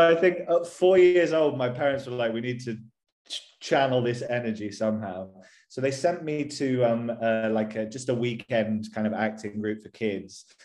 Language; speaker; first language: English; native; English